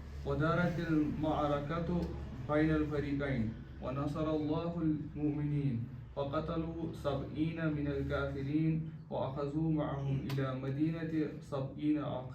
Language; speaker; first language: Arabic; non-native, learner; Urdu